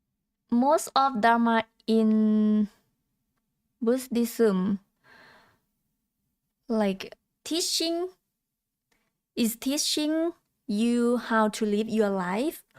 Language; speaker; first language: English; non-native, learner; Thai